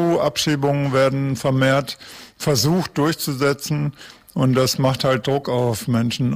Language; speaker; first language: German; native; German